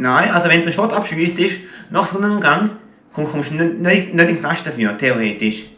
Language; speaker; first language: German; native; German